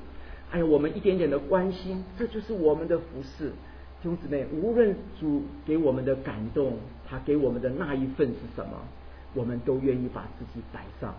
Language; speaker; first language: Chinese; native; Chinese